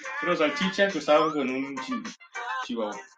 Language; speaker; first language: Spanish; non-native, learner; English